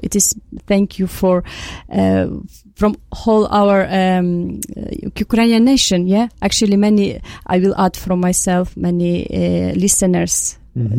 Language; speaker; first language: English; non-native, fluent; Ukrainian